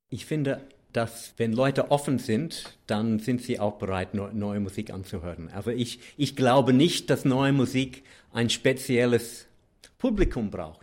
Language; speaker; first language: German; non-native, fluent; English